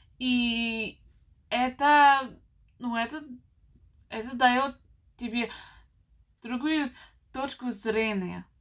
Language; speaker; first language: Russian; non-native, learner; English